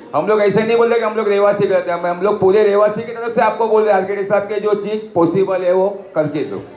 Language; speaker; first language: Hindi; non-native, local second language; Marathi